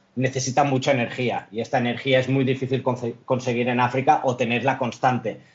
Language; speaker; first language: Spanish; early bilingual, other home language; Arabic